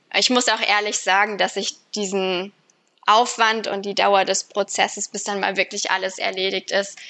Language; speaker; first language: German; native; German